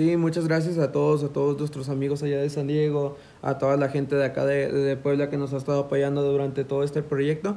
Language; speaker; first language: Spanish; native; Spanish